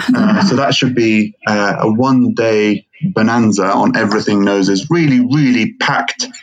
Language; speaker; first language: English; non-native, fluent; Arabic